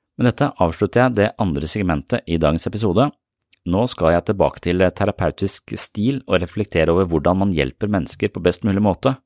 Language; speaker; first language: Norwegian; native; Norwegian